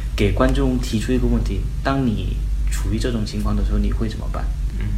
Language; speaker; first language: Chinese; non-native, fluent; Korean